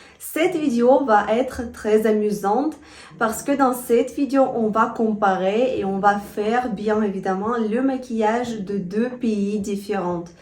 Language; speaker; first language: French; non-native, fluent; Russian